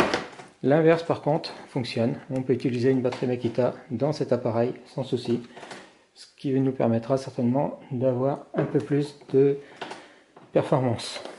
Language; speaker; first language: French; native; French